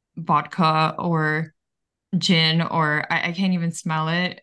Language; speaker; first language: English; early bilingual, other home language; Bulgarian